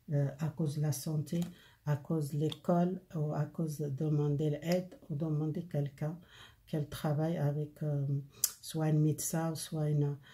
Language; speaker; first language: French; non-native, learner; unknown